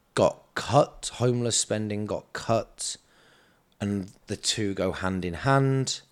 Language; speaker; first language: English; native; English